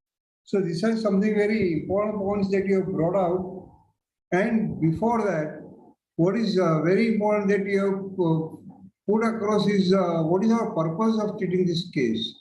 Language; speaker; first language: English; non-native, local second language; Hindi